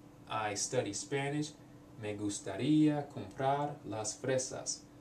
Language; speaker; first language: Spanish; non-native, learner; English